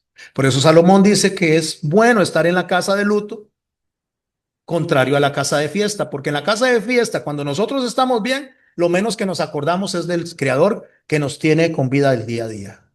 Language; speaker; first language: Spanish; native; Spanish